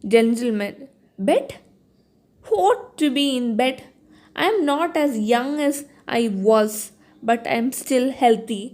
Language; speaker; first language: English; non-native, local second language; Malayalam